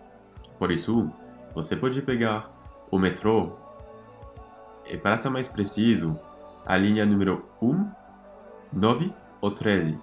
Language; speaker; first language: Portuguese; non-native, fluent; French